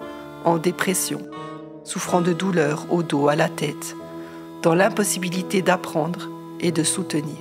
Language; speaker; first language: French; native; French